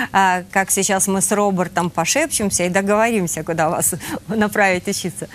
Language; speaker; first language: Russian; native; Russian